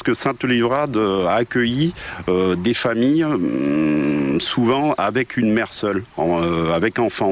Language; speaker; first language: French; native; French